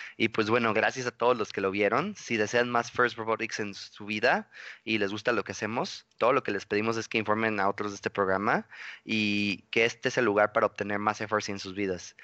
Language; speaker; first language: Spanish; native; Spanish